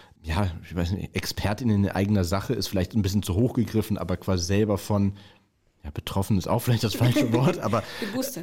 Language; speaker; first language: German; native; German